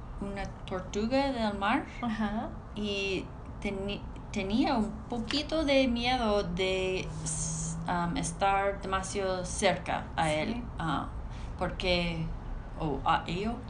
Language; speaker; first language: Spanish; non-native, learner; English